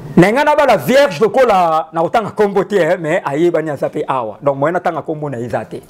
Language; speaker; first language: Lingala; native; Lingala